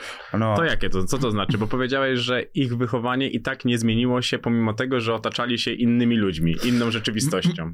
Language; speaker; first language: Polish; native; Polish